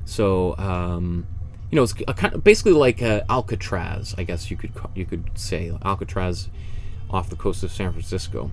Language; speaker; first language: English; native; English